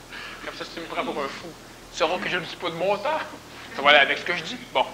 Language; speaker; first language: French; native; French